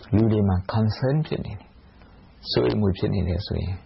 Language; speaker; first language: Burmese; non-native, local second language; Shan